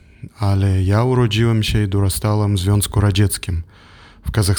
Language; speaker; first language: Polish; non-native, learner; German